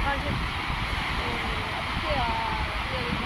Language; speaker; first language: French; non-native, learner; Portuguese